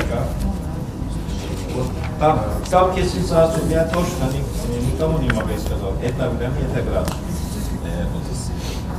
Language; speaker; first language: Russian; non-native, learner; Turkish